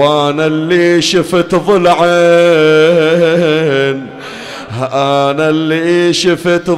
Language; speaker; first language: Arabic; native; Arabic